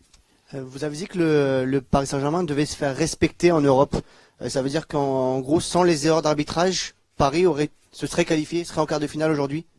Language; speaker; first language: French; native; French